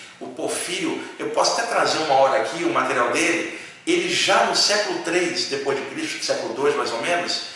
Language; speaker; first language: Portuguese; native; Portuguese